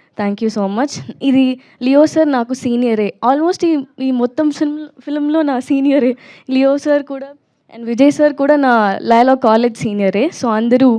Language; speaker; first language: Telugu; non-native, learner; Tamil